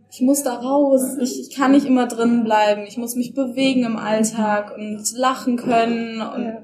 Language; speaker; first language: German; native; German